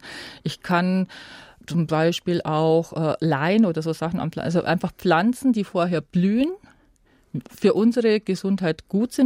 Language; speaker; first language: German; native; German